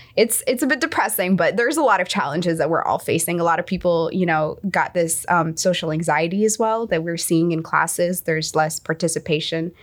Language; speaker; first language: English; non-native, fluent; Arabic